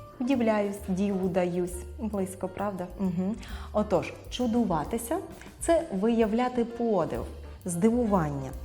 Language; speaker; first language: Ukrainian; native; Ukrainian